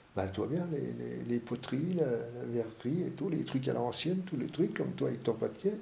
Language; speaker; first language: French; native; French